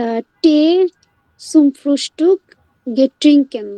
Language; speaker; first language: German; non-native, learner; Bangla